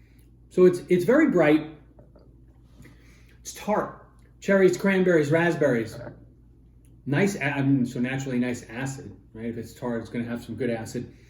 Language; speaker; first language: English; native; English